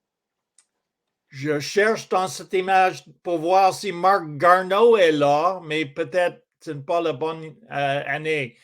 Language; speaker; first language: French; non-native, local second language; English